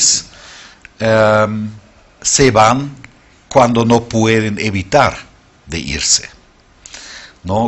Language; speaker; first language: Spanish; non-native, fluent; German